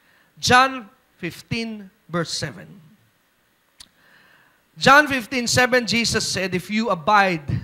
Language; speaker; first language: English; non-native, local second language; Filipino